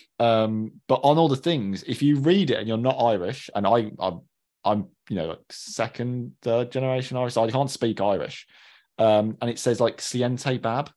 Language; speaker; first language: English; native; English